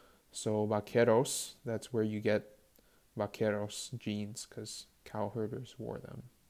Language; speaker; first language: English; native; English